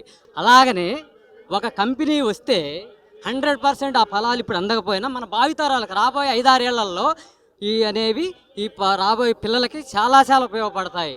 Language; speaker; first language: Telugu; native; Telugu